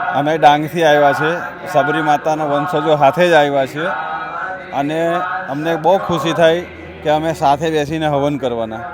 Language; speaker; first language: Gujarati; non-native, local second language; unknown